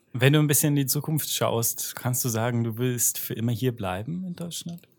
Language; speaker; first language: German; native; German